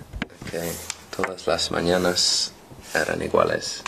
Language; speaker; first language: Spanish; non-native, learner; English